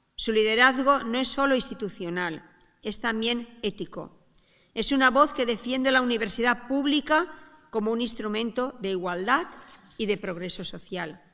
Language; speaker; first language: Spanish; non-native, local second language; Catalan